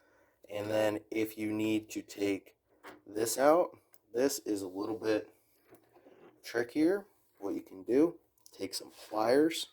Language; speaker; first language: English; native; English